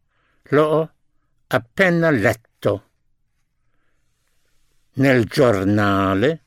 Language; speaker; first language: Italian; non-native, fluent; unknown